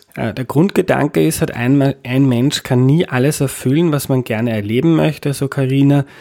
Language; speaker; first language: German; native; German